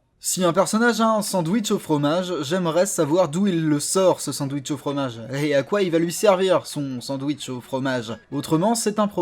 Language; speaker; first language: French; native; French